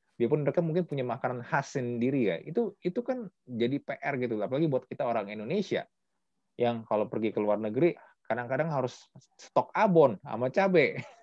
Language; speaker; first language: Indonesian; native; Indonesian